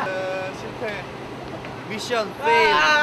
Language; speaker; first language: Japanese; non-native, learner; Korean